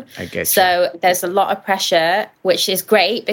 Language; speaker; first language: English; native; English